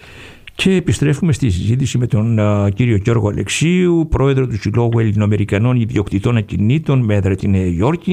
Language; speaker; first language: Greek; native; Greek